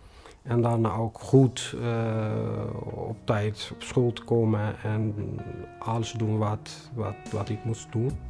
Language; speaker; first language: Dutch; non-native, fluent; Tigrinya